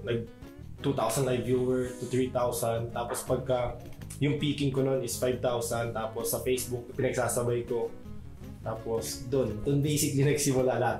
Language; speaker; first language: Filipino; native; Filipino